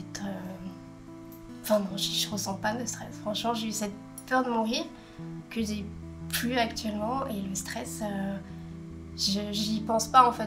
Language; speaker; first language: French; native; French